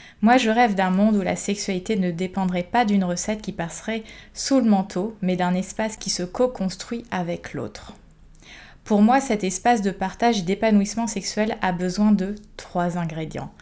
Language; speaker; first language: French; native; French